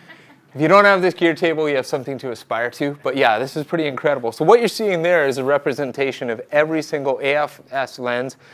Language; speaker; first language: English; native; English